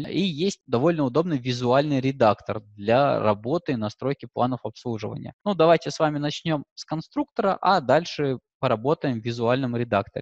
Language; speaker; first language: Russian; native; Russian